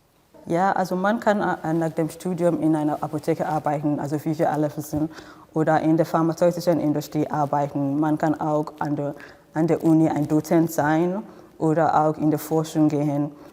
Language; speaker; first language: German; non-native, fluent; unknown